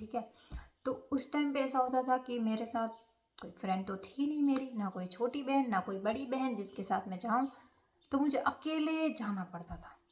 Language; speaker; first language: Hindi; non-native, local second language; Gujarati